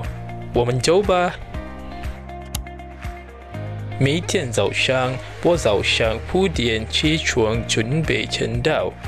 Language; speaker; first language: Chinese; non-native, learner; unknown